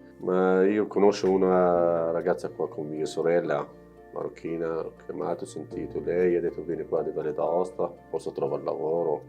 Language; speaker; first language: Italian; non-native, learner; Arabic